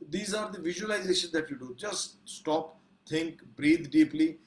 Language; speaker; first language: English; non-native, local second language; Punjabi